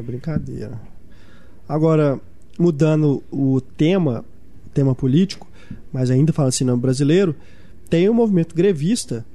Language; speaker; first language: Portuguese; native; Portuguese